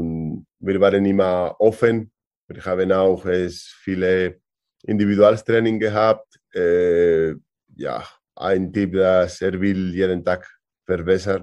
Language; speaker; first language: German; non-native, learner; Spanish